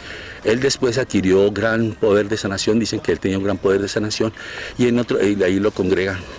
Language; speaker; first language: Spanish; native; Spanish